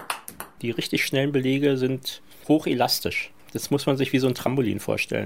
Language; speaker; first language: German; native; German